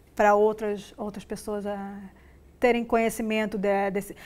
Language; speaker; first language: Portuguese; native; Portuguese